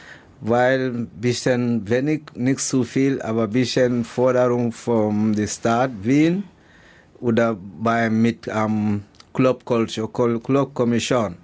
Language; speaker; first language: German; non-native, learner; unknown